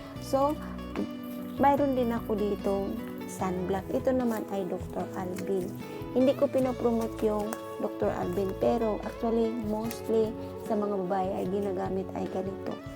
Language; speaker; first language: Filipino; non-native, local second language; Cebuano